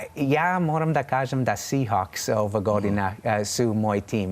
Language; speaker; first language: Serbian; non-native, learner; English